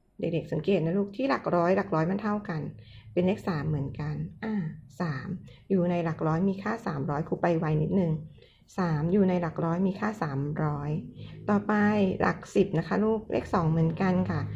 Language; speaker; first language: Thai; native; Thai